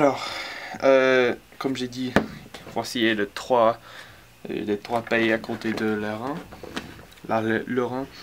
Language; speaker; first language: French; non-native, learner; English